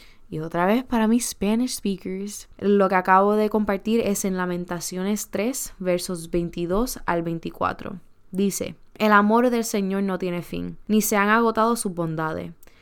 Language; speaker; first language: Spanish; early bilingual, heritage; Spanish